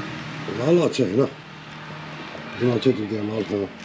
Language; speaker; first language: Hindi; non-native, local second language; Tibetan